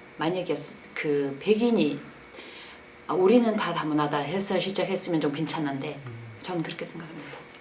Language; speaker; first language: Korean; non-native, fluent; Mongolian